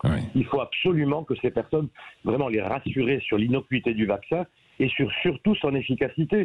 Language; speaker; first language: French; native; French